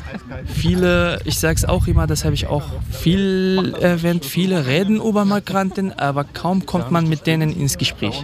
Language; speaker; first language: German; non-native, fluent; Kurdish